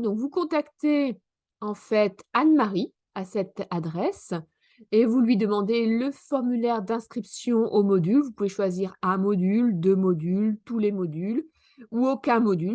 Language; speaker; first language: French; native; French